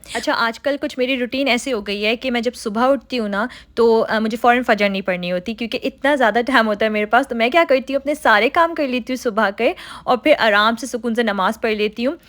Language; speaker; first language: Hindi; native; Hindi